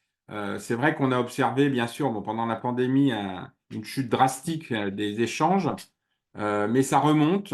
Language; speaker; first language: French; native; French